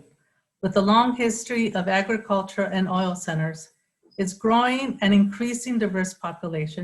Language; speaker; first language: English; native; English